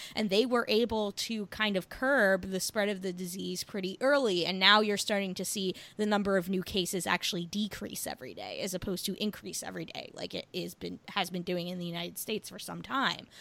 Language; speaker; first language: English; native; English